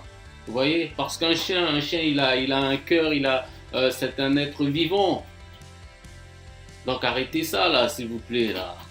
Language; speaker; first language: French; non-native, fluent; Japanese